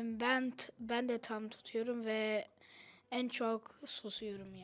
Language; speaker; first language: Turkish; early bilingual, other home language; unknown